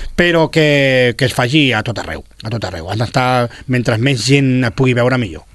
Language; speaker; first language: Catalan; non-native, local second language; Spanish